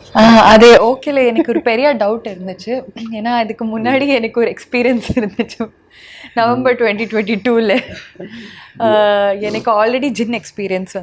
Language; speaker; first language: Tamil; non-native, learner; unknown